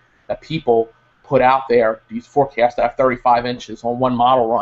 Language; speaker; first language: English; native; English